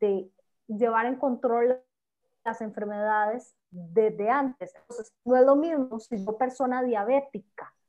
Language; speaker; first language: Spanish; native; Spanish